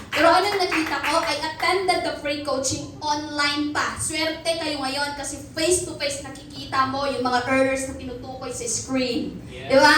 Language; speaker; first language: Filipino; non-native, local second language; Cebuano